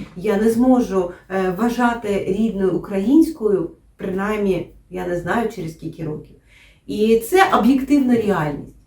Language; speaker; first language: Ukrainian; non-native, local second language; Russian